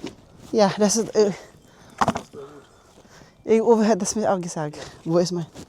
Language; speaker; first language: German; non-native, learner; Filipino